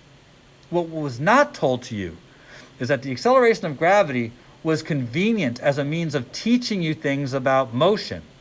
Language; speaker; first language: English; native; English